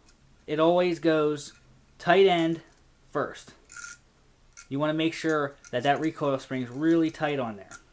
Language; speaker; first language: English; native; English